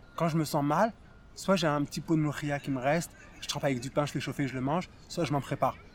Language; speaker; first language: French; native; French